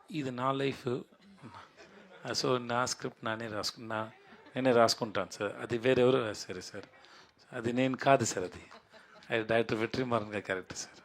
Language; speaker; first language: Telugu; non-native, learner; Tamil